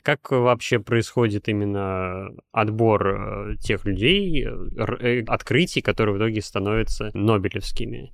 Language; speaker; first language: Russian; native; Russian